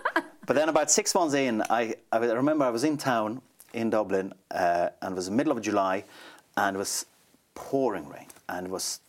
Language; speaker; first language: English; non-native, fluent; Swedish